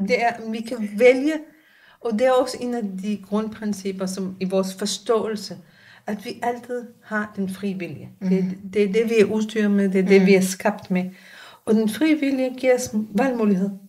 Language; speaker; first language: Danish; non-native, fluent; Hebrew